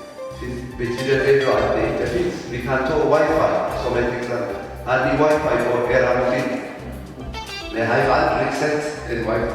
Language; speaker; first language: Swedish; non-native, fluent; Tigrinya